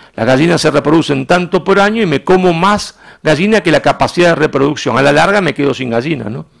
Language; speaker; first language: Spanish; native; Spanish